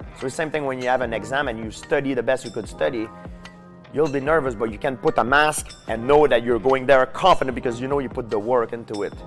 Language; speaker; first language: English; non-native, local second language; French